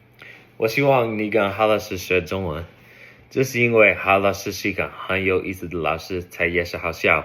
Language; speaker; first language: Chinese; non-native, learner; English